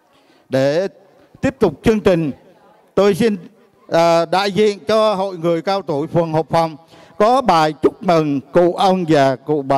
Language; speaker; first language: Vietnamese; native; Vietnamese